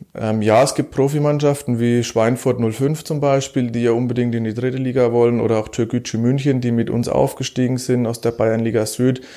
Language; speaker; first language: German; native; German